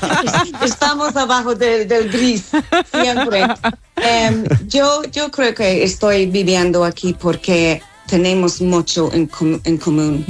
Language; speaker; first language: Spanish; non-native, fluent; English